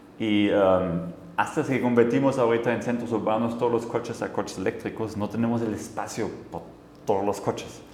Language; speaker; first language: Spanish; non-native, fluent; German